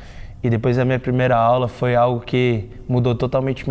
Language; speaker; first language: Portuguese; native; Portuguese